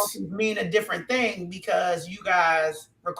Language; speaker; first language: English; native; English